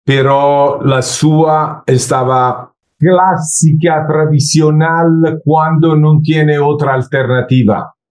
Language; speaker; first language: Spanish; non-native, learner; Italian